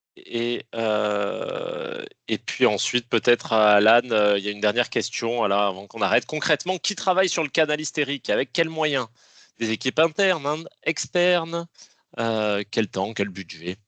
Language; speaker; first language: French; native; French